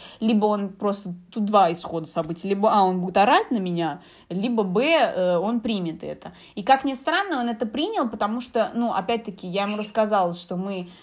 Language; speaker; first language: Russian; early bilingual, heritage; Russian